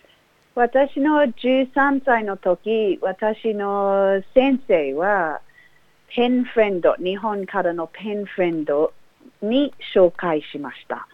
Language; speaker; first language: Japanese; non-native, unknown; English